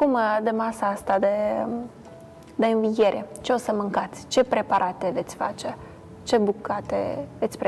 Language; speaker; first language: Romanian; native; Romanian